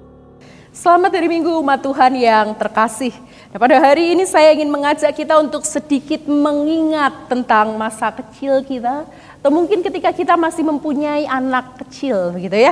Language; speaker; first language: Indonesian; native; Indonesian